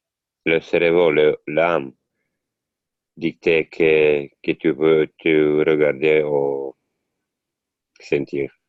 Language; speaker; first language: French; non-native, learner; Italian